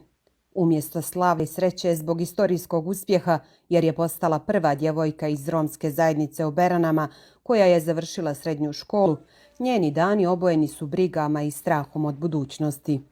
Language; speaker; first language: Bosnian; native; Bosnian